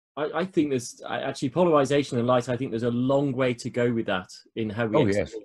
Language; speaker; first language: English; native; English